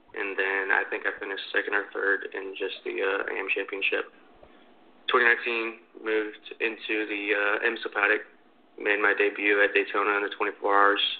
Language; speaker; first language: English; native; English